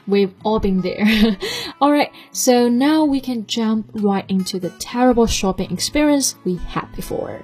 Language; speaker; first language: English; non-native, fluent; Chinese